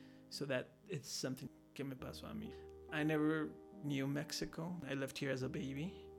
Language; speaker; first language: English; early bilingual, other home language; Spanish